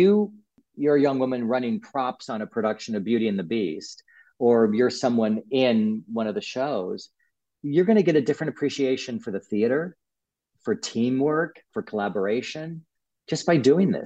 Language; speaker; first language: English; native; English